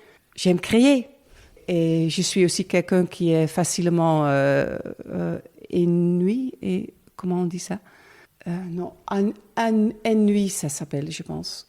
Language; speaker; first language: French; non-native, learner; Dutch